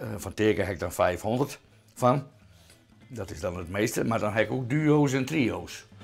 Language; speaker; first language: Dutch; non-native, local second language; Western Frisian